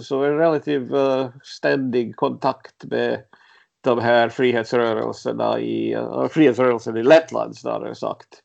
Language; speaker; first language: Swedish; early bilingual, other home language; Latvian